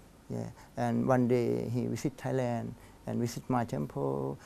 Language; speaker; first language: English; non-native, learner; Thai